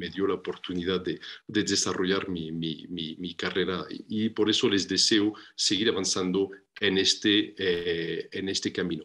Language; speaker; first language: Spanish; non-native, fluent; French